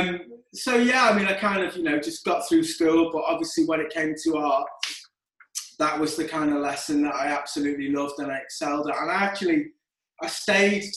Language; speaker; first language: English; native; English